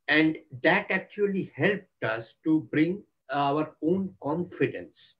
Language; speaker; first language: English; non-native, local second language; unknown